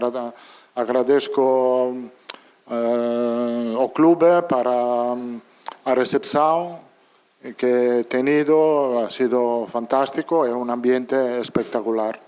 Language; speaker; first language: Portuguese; non-native, learner; Italian